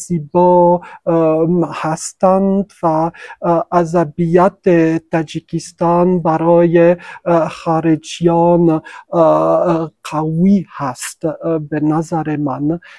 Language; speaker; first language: Persian; non-native, fluent; French